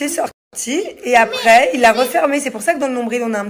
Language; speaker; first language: French; native; French